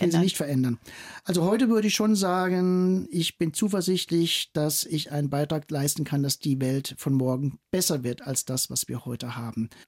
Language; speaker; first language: German; native; German